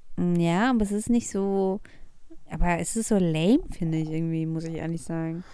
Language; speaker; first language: German; early bilingual, other home language; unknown